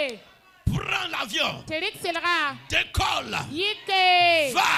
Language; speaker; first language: French; non-native, local second language; Mossi